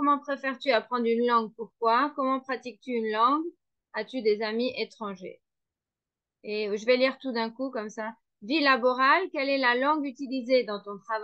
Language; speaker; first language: French; non-native, fluent; Spanish